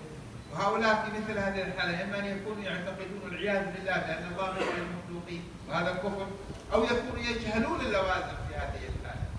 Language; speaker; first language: Arabic; native; Arabic